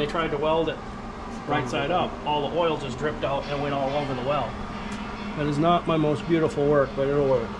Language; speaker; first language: English; native; English